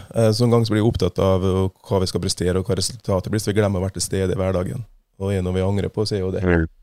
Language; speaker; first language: Norwegian; native; Norwegian